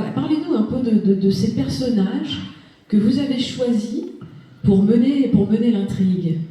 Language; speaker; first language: French; native; French